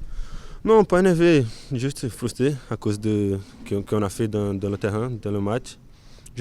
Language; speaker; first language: French; non-native, learner; Portuguese